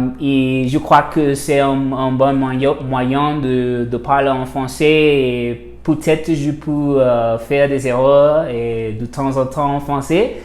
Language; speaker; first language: French; non-native, learner; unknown